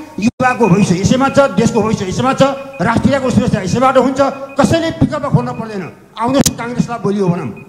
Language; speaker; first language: Nepali; native; Nepali